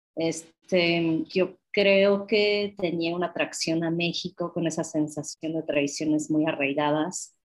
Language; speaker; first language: Spanish; non-native, fluent; English